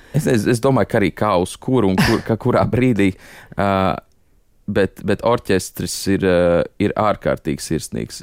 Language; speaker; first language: Latvian; native; Latvian